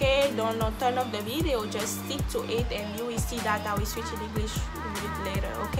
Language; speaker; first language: English; non-native, fluent; French